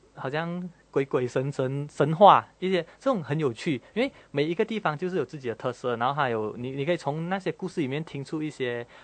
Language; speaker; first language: Chinese; native; Chinese